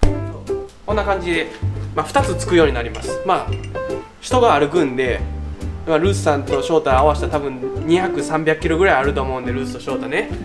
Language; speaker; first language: Japanese; native; Japanese